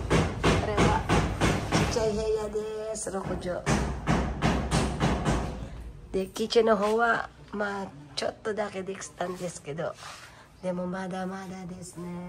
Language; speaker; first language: Japanese; non-native, fluent; Filipino